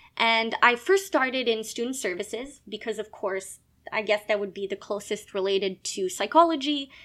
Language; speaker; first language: English; non-native, local second language; French